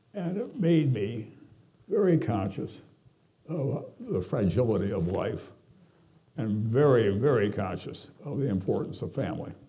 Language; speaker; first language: English; native; English